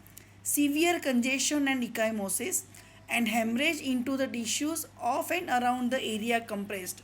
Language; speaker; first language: English; non-native, local second language; Gujarati